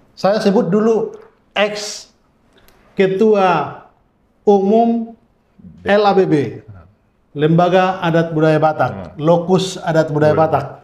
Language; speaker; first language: Indonesian; non-native, local second language; Batak Toba